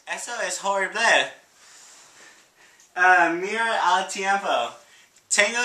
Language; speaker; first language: Spanish; non-native, learner; English